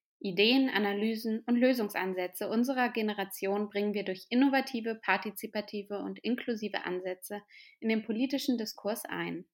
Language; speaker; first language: German; native; German